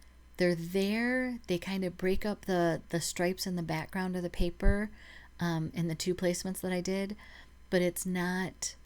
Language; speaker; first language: English; native; English